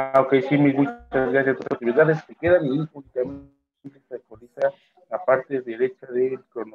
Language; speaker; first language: Spanish; native; Spanish